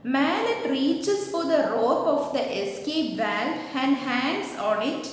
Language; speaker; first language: English; non-native, local second language; Malayalam